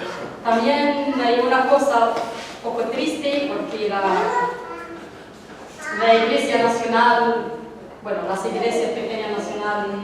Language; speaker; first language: Spanish; non-native, learner; Arabic